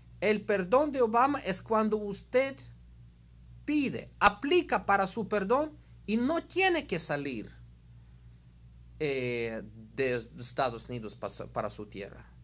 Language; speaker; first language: Spanish; non-native, fluent; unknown